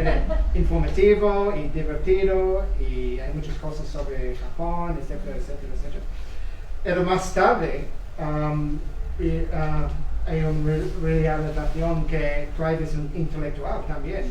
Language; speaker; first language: Spanish; non-native, learner; English